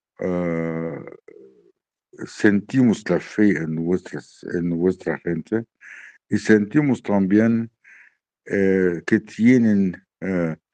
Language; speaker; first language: Spanish; non-native, learner; Arabic